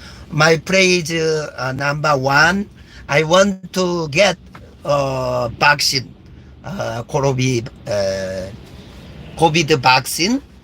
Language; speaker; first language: English; non-native, learner; Korean